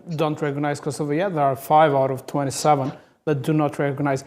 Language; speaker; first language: English; non-native, fluent; Albanian